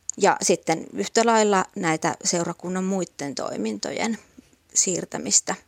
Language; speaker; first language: Finnish; native; Finnish